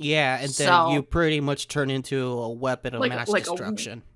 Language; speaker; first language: English; native; English